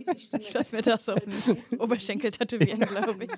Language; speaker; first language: German; non-native, fluent; English